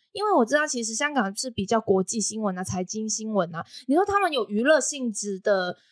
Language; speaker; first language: Chinese; non-native, local second language; Cantonese